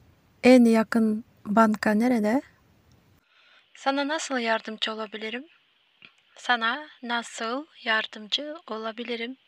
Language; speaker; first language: Turkish; non-native, fluent; Kyrgyz